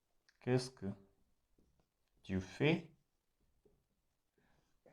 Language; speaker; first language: French; non-native, fluent; Hindi